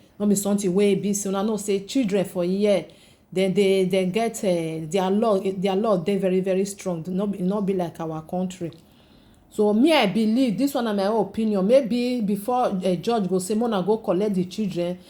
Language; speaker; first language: Nigerian Pidgin; native; Nigerian Pidgin